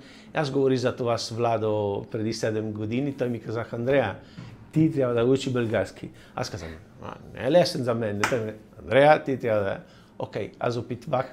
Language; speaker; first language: Bulgarian; non-native, learner; Italian